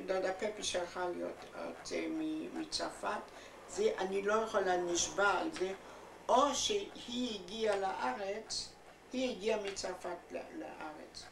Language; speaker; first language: Hebrew; non-native, fluent; German